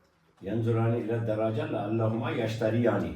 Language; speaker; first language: Arabic; non-native, fluent; Urdu